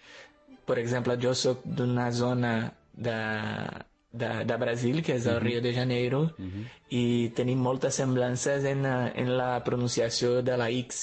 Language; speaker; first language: Catalan; non-native, fluent; Portuguese